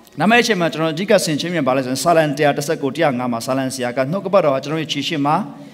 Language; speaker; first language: Burmese; non-native, local second language; Tedim Chin